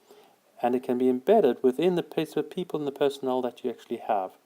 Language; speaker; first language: English; native; English